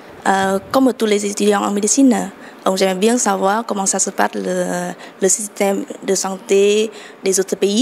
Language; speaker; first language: French; non-native, fluent; Vietnamese